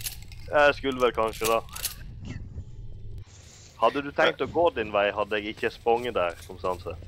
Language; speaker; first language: Norwegian; native; Norwegian